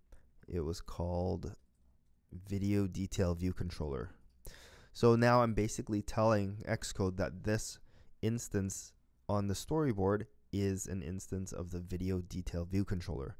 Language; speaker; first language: English; native; English